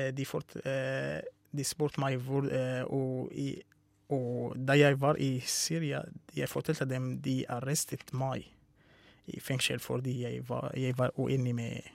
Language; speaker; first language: Norwegian; non-native, fluent; Arabic